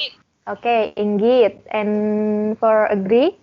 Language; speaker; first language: English; non-native, learner; Indonesian